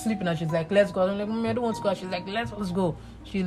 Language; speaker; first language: English; non-native, local second language; Igbo